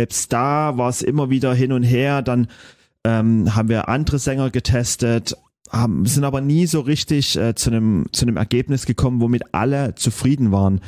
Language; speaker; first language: German; native; German